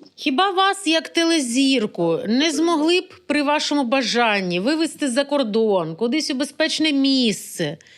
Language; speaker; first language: Ukrainian; native; Ukrainian